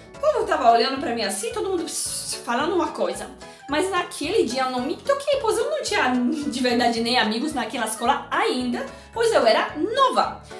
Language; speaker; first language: Portuguese; non-native, fluent; Polish